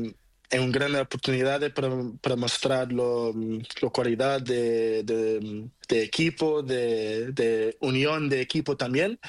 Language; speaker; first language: Spanish; non-native, learner; Portuguese